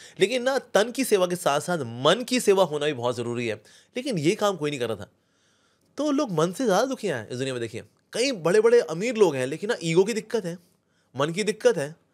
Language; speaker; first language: Hindi; native; Hindi